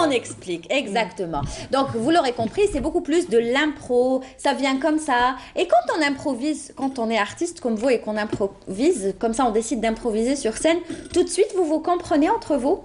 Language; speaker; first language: French; native; French